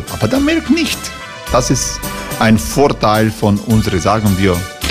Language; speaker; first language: German; non-native, fluent; Croatian